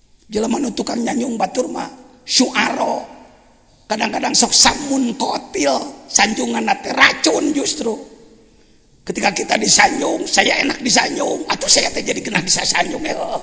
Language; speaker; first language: Malay; non-native, local second language; Sundanese